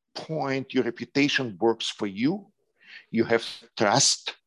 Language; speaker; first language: English; non-native, fluent; Ukrainian